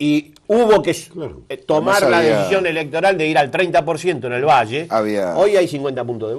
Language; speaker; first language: Spanish; native; Spanish